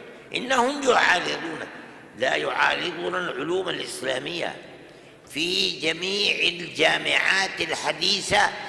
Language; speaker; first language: Arabic; non-native, fluent; Urdu